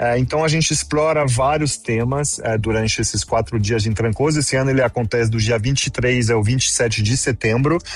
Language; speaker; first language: Portuguese; non-native, fluent; French